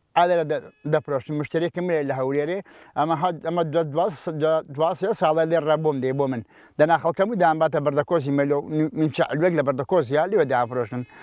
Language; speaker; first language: Central Kurdish; native; Central Kurdish